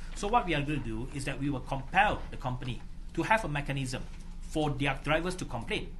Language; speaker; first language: English; non-native, local second language; Malay